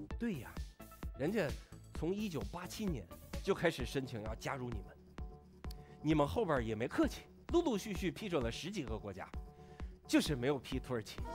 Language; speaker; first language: Chinese; native; Chinese